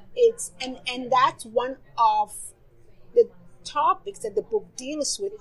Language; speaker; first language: English; non-native, fluent; Somali